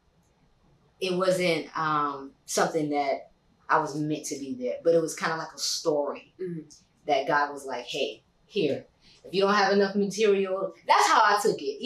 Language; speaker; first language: English; native; English